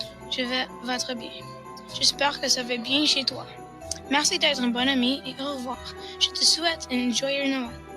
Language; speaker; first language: French; non-native, local second language; English